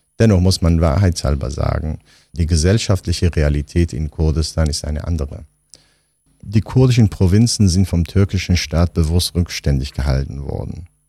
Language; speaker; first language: German; non-native, fluent; Kurdish